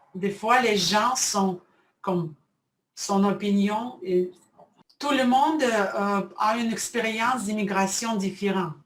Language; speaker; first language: French; non-native, fluent; Russian